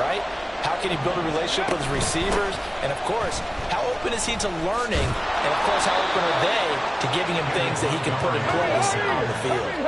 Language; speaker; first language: English; native; English